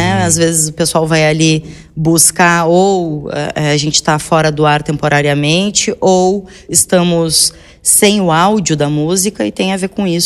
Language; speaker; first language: Portuguese; native; Portuguese